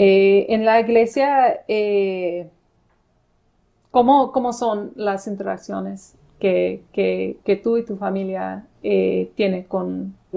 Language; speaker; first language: Spanish; non-native, fluent; English